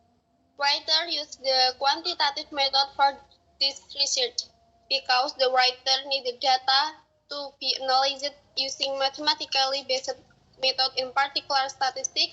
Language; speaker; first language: English; non-native, learner; Indonesian